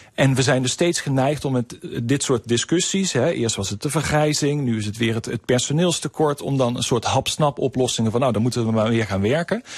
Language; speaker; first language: Dutch; native; Dutch